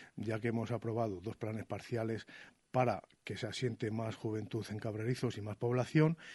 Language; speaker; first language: Spanish; native; Spanish